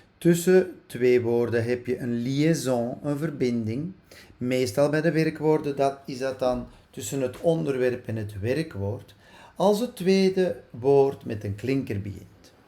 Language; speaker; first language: Dutch; native; Dutch